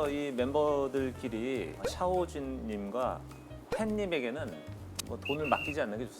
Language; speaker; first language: Korean; native; Korean